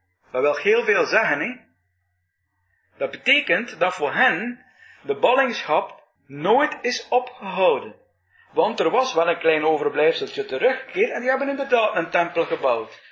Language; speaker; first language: Dutch; native; Dutch